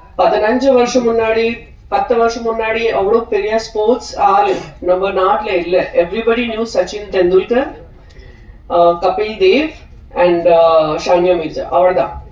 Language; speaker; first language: Tamil; non-native, fluent; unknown